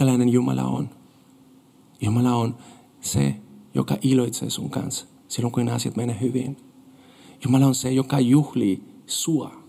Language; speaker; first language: Finnish; non-native, fluent; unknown